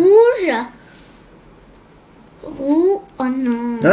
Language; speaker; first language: French; early bilingual, heritage; French